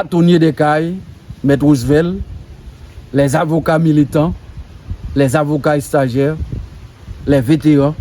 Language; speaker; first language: French; non-native, local second language; Haitian Creole